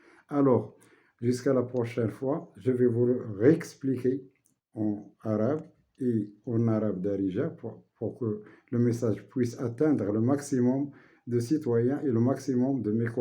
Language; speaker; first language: French; non-native, local second language; Arabic